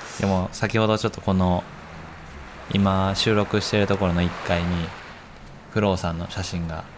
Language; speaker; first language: Japanese; native; Japanese